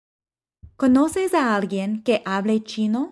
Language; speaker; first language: Spanish; non-native, fluent; English